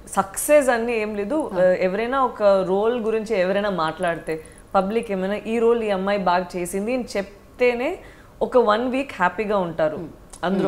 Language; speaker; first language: Telugu; non-native, learner; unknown